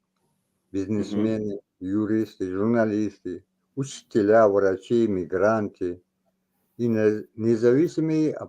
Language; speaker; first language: Russian; non-native, local second language; Tajik